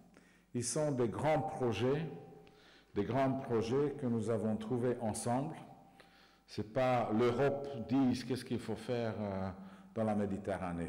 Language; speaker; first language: French; non-native, fluent; Hungarian